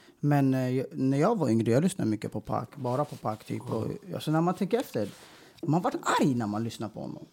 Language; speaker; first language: Swedish; early bilingual, other home language; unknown